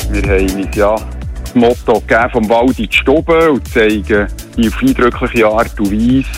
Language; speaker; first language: German; native; German